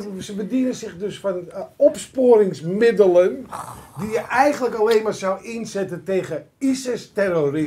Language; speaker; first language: Dutch; native; Dutch